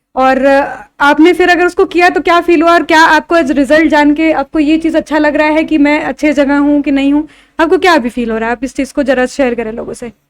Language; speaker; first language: Hindi; native; Hindi